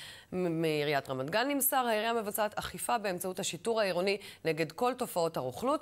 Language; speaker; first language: Hebrew; native; Hebrew